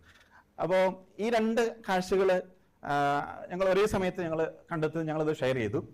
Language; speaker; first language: Malayalam; native; Malayalam